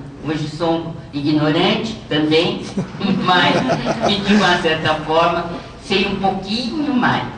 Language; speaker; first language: Portuguese; native; Portuguese